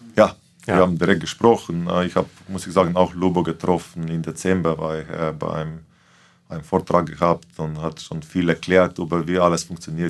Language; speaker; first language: German; non-native, fluent; Slovenian